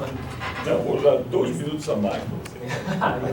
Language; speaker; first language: Portuguese; non-native, fluent; Spanish